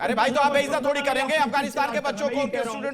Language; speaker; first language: Hindi; native; Hindi